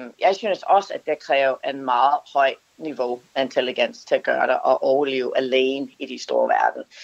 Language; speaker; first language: Danish; non-native, fluent; English